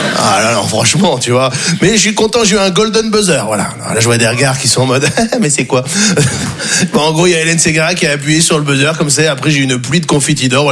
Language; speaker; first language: French; native; French